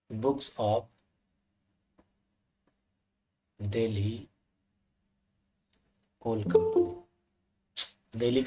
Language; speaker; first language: Hindi; native; Hindi